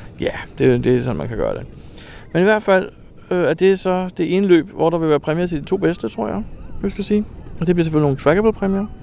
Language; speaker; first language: Danish; native; Danish